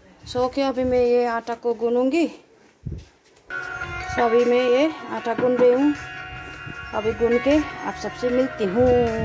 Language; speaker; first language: Hindi; non-native, local second language; Nepali